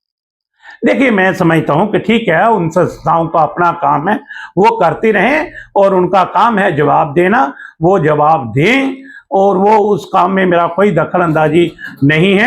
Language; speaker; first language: Hindi; non-native, local second language; Punjabi